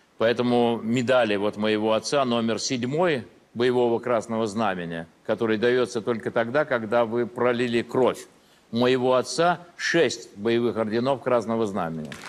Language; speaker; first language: Russian; early bilingual, heritage; Russian